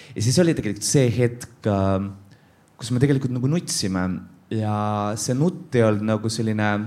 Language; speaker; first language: Estonian; non-native, local second language; Russian